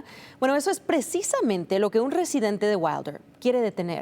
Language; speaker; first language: Spanish; native; Spanish